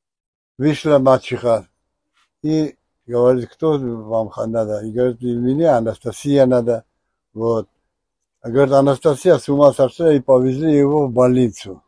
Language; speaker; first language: Russian; non-native, fluent; Georgian